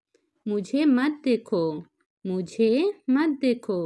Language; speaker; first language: Hindi; non-native, local second language; Telugu